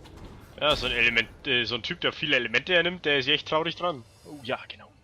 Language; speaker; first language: German; native; German